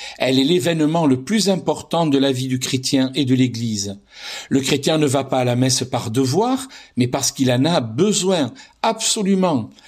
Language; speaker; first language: French; native; French